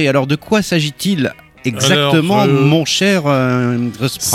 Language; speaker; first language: French; native; French